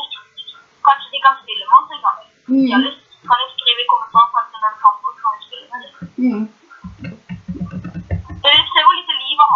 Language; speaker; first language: Norwegian; native; Norwegian